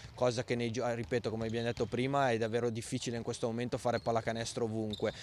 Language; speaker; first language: Italian; native; Italian